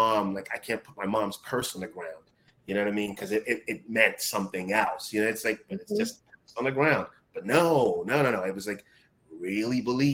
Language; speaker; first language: English; non-native, local second language; Akan